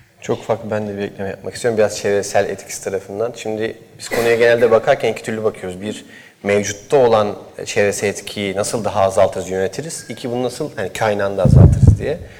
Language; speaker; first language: Turkish; native; Turkish